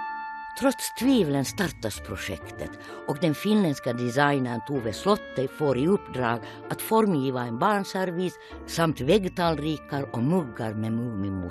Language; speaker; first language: Swedish; native; Swedish